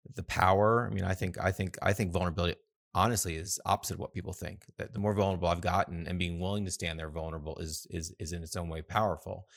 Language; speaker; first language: English; native; English